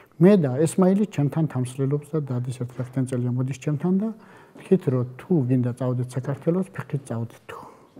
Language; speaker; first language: Georgian; early bilingual, heritage; Georgian